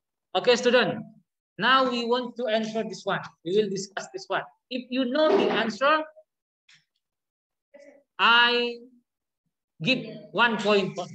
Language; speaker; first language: English; non-native, learner; Indonesian